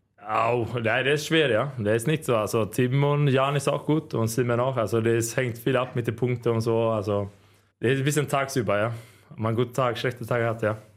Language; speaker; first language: German; non-native, learner; Swedish